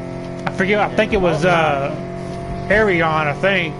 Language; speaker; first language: English; native; English